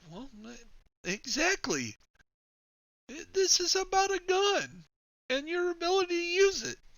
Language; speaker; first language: English; native; English